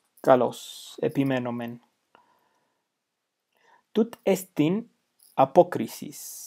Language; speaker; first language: Greek; non-native, fluent; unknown